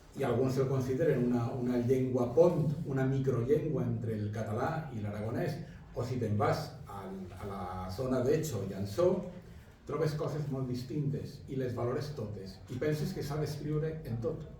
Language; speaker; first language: Catalan; non-native, local second language; Spanish